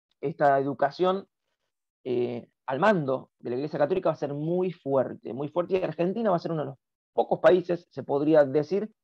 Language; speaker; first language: Spanish; native; Spanish